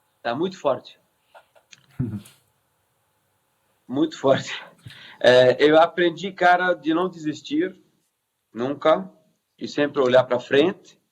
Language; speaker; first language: Portuguese; non-native, fluent; Arabic